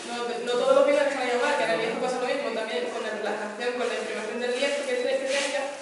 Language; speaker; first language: Spanish; native; Spanish